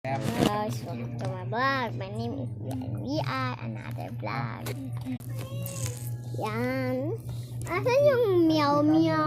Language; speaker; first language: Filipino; native; Filipino